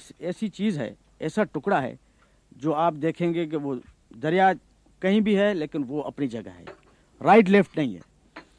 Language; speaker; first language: Urdu; non-native, local second language; Sindhi